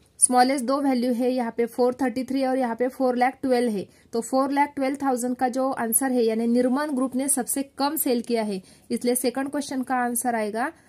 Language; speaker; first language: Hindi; non-native, local second language; Marathi